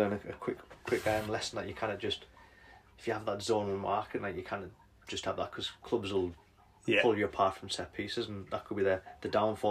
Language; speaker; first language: English; native; English